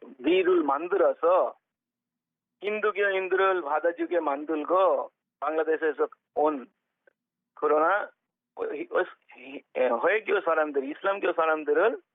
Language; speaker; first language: Korean; non-native, fluent; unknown